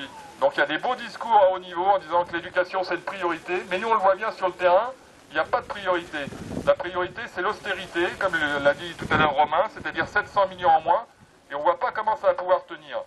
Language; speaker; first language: French; native; French